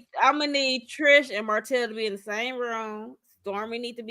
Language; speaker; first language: English; native; English